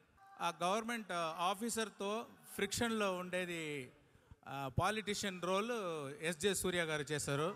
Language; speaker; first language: Telugu; non-native, local second language; Tamil